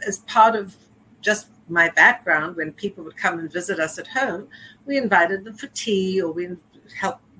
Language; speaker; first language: English; native; English